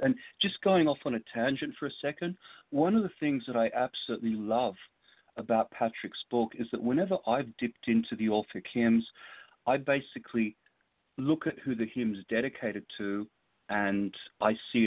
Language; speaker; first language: English; native; English